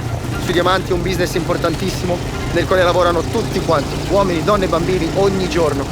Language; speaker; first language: Italian; native; Italian